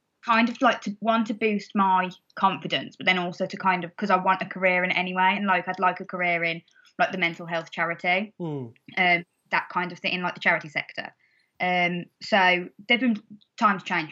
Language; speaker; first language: English; native; English